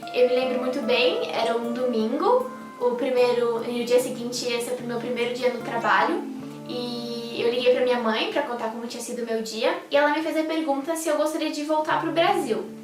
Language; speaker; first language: Portuguese; native; Portuguese